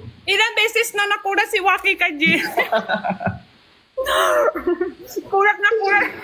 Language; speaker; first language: Filipino; non-native, learner; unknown